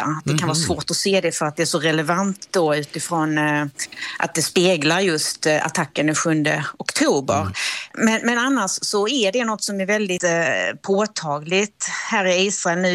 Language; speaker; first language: Swedish; native; Swedish